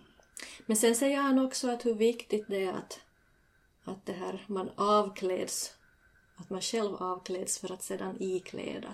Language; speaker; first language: Swedish; native; Swedish